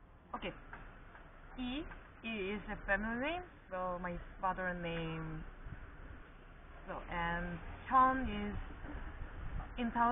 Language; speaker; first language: English; non-native, learner; Korean